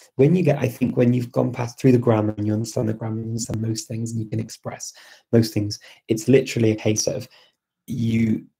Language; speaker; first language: English; native; English